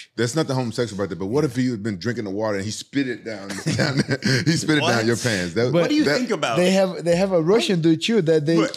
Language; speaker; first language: English; native; English